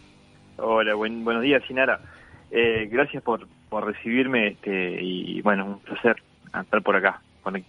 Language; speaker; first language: Spanish; native; Spanish